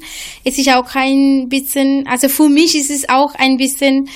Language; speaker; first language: German; non-native, fluent; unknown